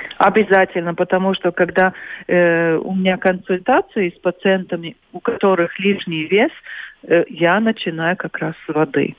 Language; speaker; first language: Russian; non-native, local second language; Latvian